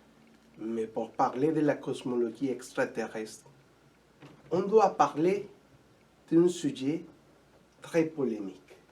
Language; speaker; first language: French; non-native, fluent; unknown